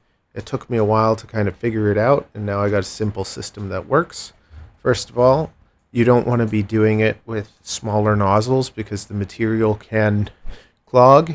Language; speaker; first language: English; native; English